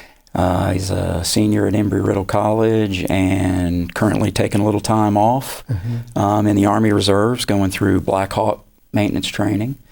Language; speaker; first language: English; native; English